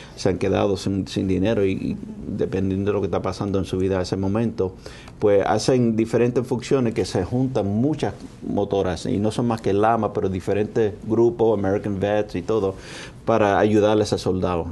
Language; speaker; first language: Spanish; early bilingual, heritage; Spanish